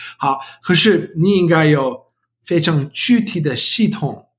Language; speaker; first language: Chinese; non-native, learner; English